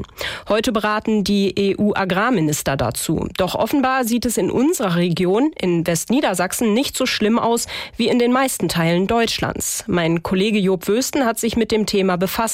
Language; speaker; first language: German; native; German